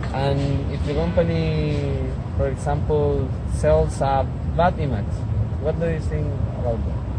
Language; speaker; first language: English; non-native, learner; Spanish